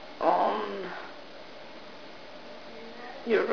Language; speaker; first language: French; non-native, learner; English